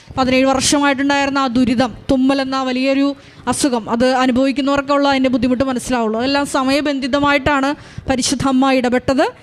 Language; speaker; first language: Malayalam; native; Malayalam